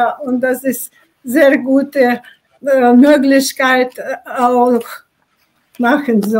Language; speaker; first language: German; non-native, learner; Ukrainian